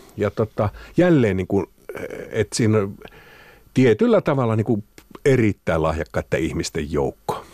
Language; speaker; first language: Finnish; native; Finnish